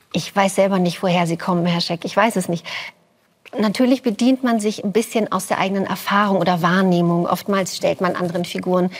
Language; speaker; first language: German; early bilingual, other home language; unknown